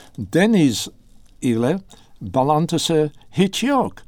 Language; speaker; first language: Turkish; non-native, learner; English